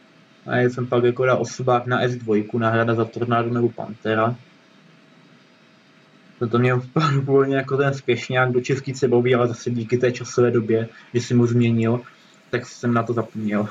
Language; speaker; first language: Czech; native; Czech